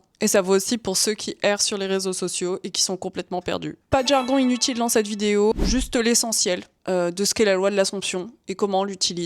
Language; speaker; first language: French; native; French